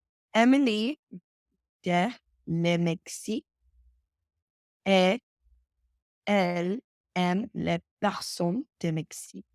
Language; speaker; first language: French; non-native, learner; English